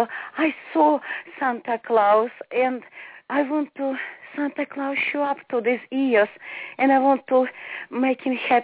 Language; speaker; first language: English; non-native, learner; Ukrainian